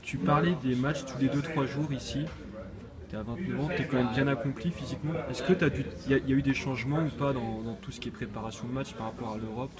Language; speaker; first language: French; native; French